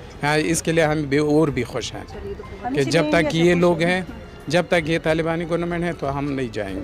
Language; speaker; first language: Hindi; non-native, fluent; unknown